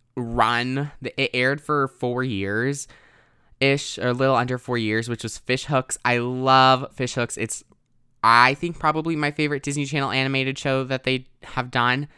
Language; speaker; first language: English; native; English